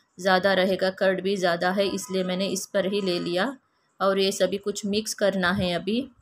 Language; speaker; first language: Hindi; non-native, local second language; Kannada